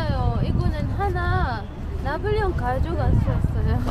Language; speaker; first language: Korean; non-native, fluent; Arabic